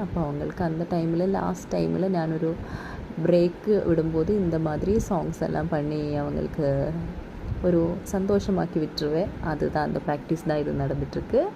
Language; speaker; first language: Tamil; non-native, learner; Malayalam